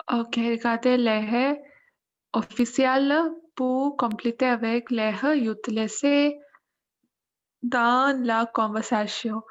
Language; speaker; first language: French; non-native, learner; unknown